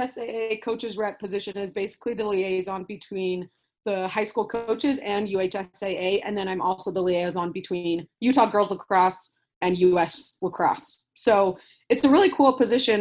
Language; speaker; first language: English; native; English